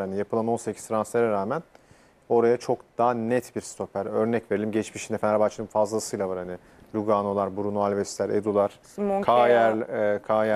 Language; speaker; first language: Turkish; native; Turkish